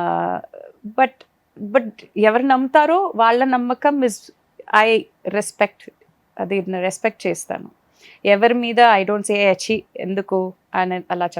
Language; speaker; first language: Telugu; non-native, fluent; Malayalam